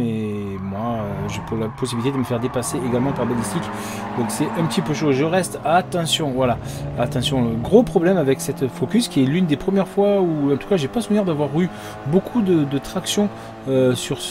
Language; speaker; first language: French; native; French